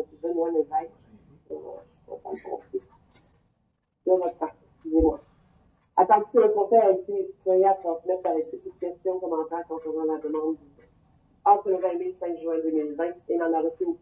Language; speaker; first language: French; native; French